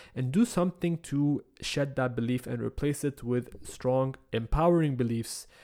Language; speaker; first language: English; non-native, fluent; Arabic